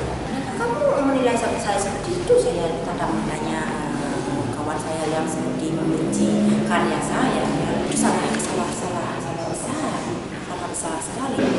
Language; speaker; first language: Indonesian; non-native, local second language; Balinese